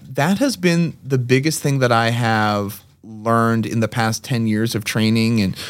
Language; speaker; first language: English; native; English